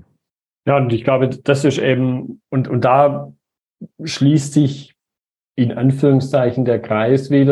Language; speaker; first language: German; native; German